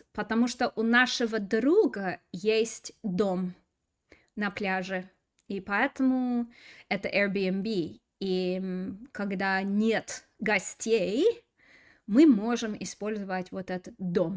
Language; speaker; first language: Russian; non-native, fluent; English